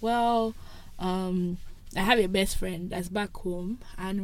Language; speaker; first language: English; non-native, local second language; Yoruba